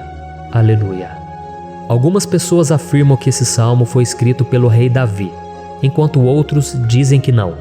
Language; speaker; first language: Portuguese; native; Portuguese